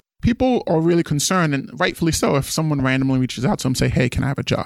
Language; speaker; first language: English; native; English